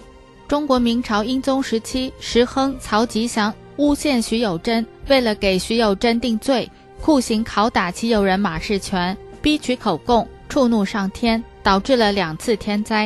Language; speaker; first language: Chinese; native; Chinese